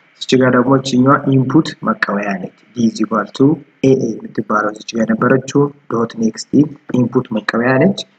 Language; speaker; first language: Amharic; non-native, local second language; Oromo